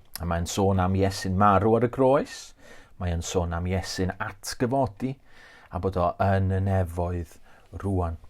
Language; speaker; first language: Welsh; native; Welsh